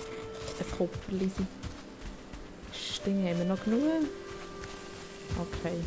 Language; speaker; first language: German; native; German